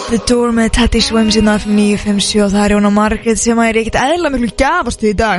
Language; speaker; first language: Icelandic; native; Icelandic